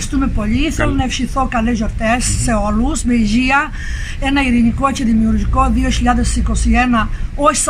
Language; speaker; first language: Greek; native; Greek